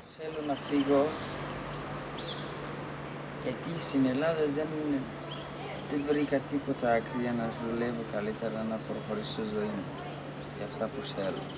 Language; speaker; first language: Greek; non-native, fluent; Persian